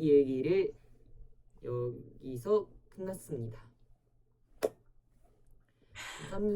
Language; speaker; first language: Korean; non-native, learner; Japanese